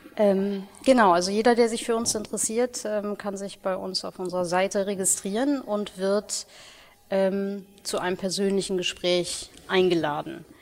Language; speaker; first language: German; early bilingual, other home language; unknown